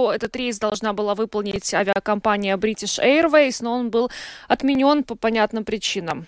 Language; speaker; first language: Russian; native; Russian